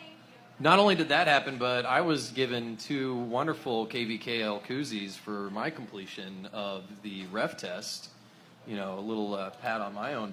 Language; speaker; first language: English; native; English